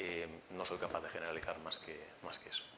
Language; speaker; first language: Spanish; native; Spanish